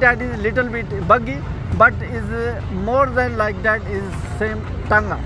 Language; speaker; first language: English; non-native, learner; Spanish